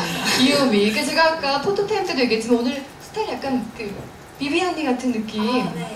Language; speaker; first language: Korean; native; Korean